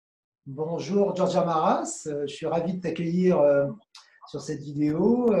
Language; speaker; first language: French; native; French